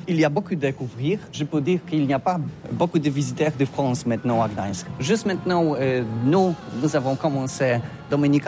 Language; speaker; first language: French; non-native, learner; Polish